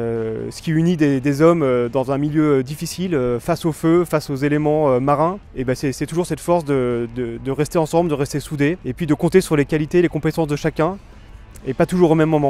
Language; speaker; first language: French; native; French